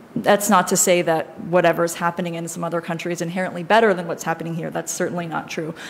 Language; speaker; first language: English; native; English